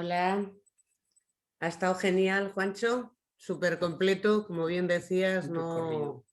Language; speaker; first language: Spanish; native; Spanish